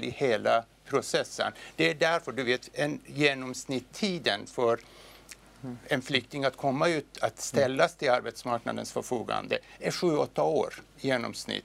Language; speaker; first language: Swedish; non-native, fluent; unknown